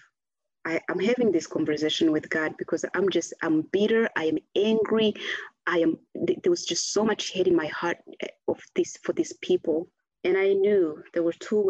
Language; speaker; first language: English; non-native, local second language; Kinyarwanda